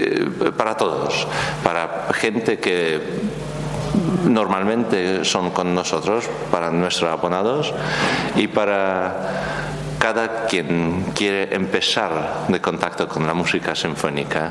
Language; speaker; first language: Spanish; non-native, learner; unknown